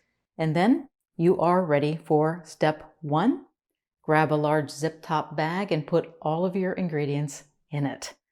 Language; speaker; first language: English; native; English